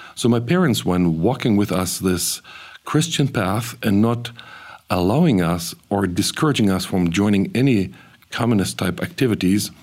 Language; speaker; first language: English; early bilingual, other home language; German